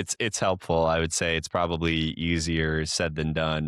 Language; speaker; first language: English; native; English